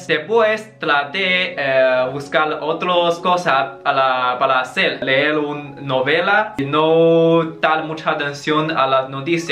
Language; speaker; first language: Spanish; non-native, learner; Chinese